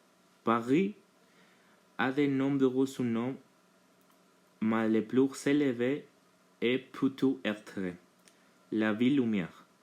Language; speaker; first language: French; non-native, learner; Spanish